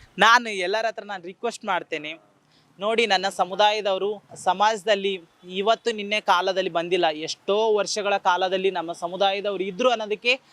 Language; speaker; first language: Kannada; native; Kannada